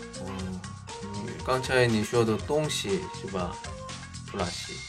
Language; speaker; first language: Chinese; non-native, learner; Korean